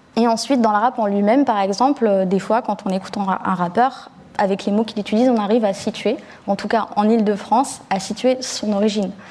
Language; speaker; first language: French; early bilingual, other home language; Arabic